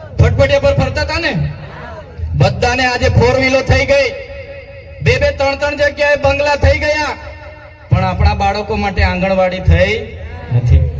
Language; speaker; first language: Gujarati; non-native, local second language; Vasavi